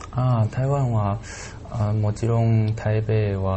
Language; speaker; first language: Japanese; non-native, learner; Chinese